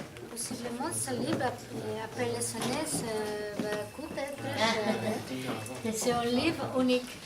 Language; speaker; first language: French; non-native, learner; Spanish